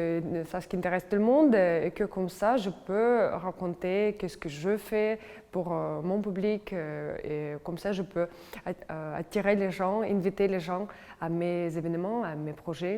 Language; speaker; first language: French; non-native, fluent; Russian